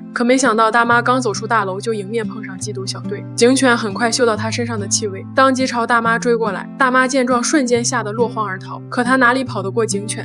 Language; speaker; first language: Chinese; native; Chinese